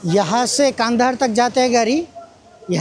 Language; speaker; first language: Hindi; non-native, local second language; Bangla